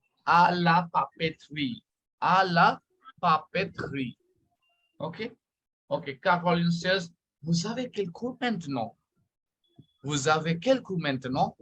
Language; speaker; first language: French; non-native, fluent; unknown